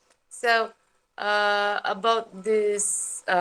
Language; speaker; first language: English; non-native, learner; Indonesian